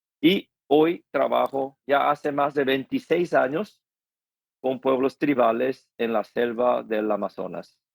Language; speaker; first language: Spanish; non-native, fluent; Korean